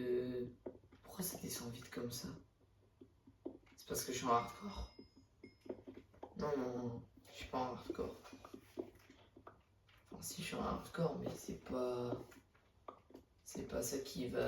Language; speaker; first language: French; native; French